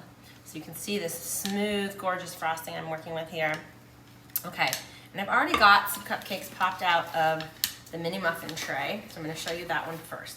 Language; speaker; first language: English; native; English